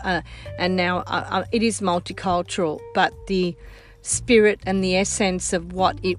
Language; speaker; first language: English; non-native, local second language; Sicilian